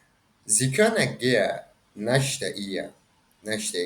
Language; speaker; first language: German; non-native, learner; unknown